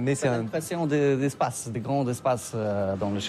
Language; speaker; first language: French; non-native, learner; Polish